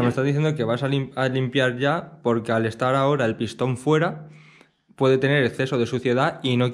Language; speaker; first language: Spanish; native; Spanish